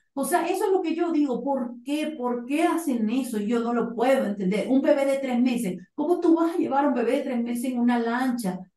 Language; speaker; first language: Spanish; native; Spanish